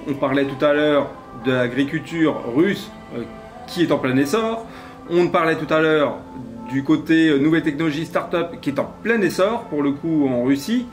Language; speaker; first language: French; native; French